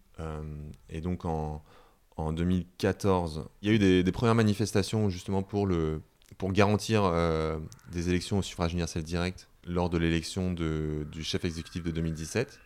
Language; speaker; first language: French; native; French